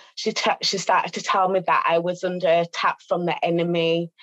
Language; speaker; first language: English; native; English